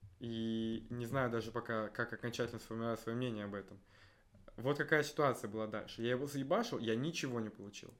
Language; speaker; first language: Russian; native; Russian